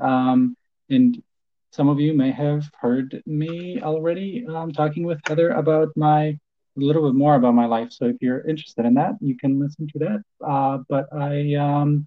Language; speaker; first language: English; non-native, fluent; Polish